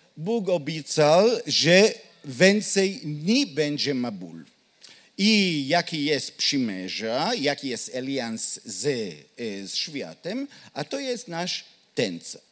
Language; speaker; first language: Polish; non-native, learner; Hebrew